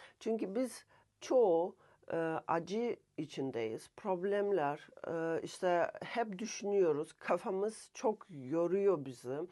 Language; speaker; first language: Turkish; non-native, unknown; Russian